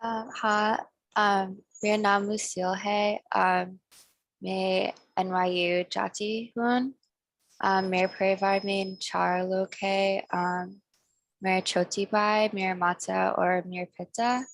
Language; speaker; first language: Hindi; non-native, learner; English